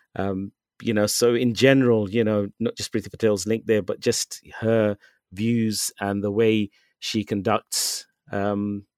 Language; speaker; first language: English; native; English